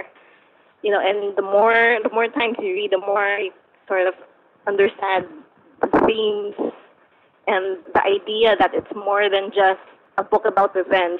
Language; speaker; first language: English; non-native, local second language; Filipino